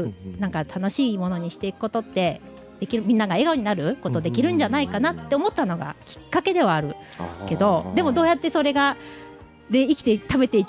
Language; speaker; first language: Japanese; native; Japanese